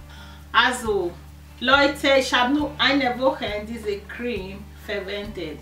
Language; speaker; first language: German; non-native, learner; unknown